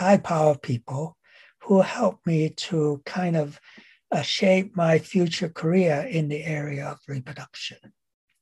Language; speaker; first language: English; non-native, local second language; Cantonese